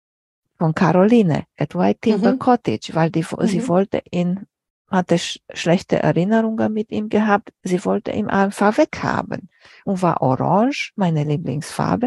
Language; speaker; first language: German; non-native, fluent; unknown